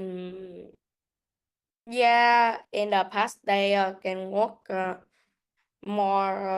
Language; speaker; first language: English; non-native, learner; Vietnamese